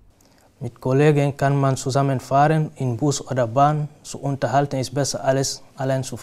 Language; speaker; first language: German; non-native, learner; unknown